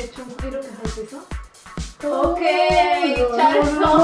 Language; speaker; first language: Korean; non-native, learner; Spanish